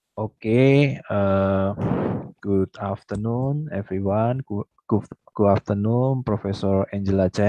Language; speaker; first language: English; non-native, fluent; Indonesian